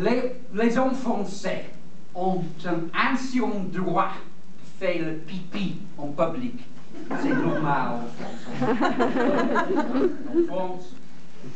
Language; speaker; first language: French; non-native, learner; English